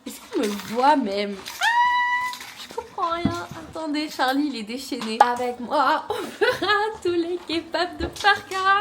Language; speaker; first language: French; native; French